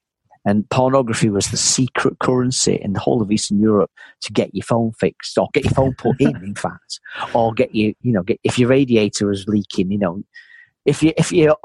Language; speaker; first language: English; native; English